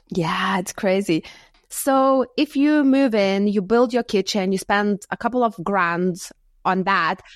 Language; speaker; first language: English; non-native, fluent; Lithuanian